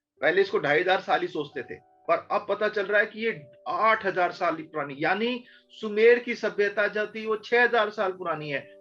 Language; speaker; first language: Hindi; native; Hindi